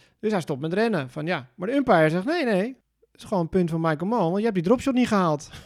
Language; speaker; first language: Dutch; native; Dutch